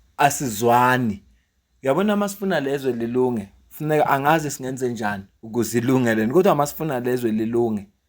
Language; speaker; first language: Zulu; native; Zulu